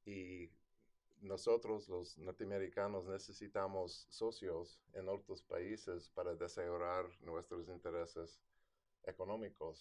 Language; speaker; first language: Spanish; non-native, fluent; English